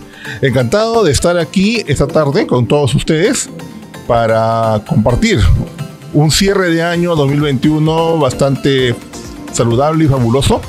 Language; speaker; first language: Spanish; native; Spanish